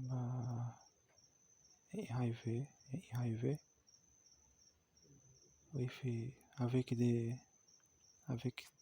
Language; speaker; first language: French; non-native, learner; Portuguese